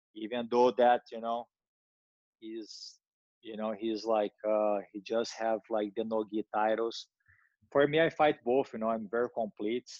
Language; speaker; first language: English; non-native, learner; Portuguese